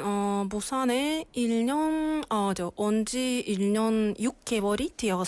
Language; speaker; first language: Korean; non-native, learner; Russian